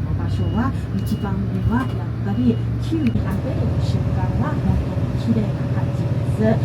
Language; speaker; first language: Japanese; non-native, learner; Chinese